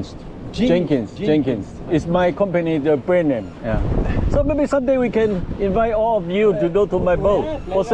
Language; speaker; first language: English; non-native, learner; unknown